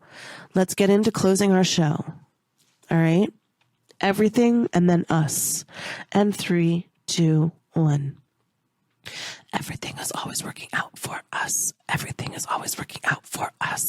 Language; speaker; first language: English; native; English